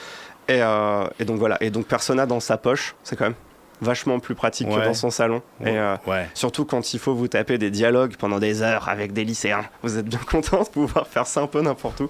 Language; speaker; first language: French; native; French